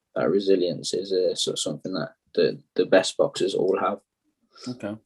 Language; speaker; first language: English; native; English